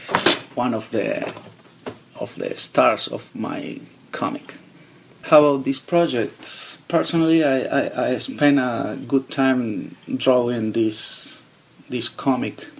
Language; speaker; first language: English; non-native, fluent; Spanish